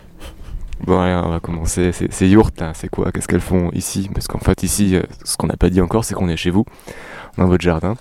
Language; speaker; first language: French; native; French